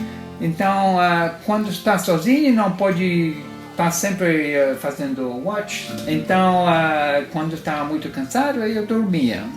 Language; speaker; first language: Portuguese; non-native, fluent; Italian